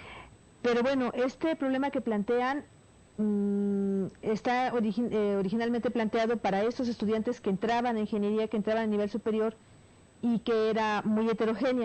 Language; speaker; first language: Spanish; native; Spanish